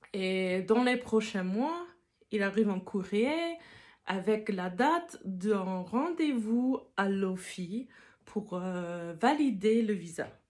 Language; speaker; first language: French; non-native, fluent; English